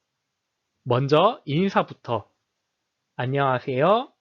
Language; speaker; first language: Korean; native; Korean